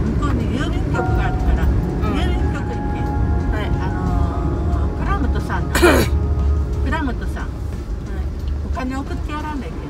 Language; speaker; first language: Japanese; native; Japanese